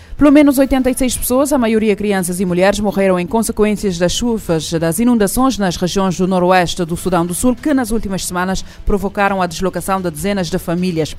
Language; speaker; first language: Portuguese; non-native, local second language; Kabuverdianu